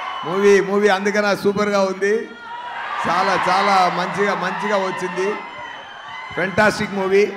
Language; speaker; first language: Telugu; non-native, learner; Tamil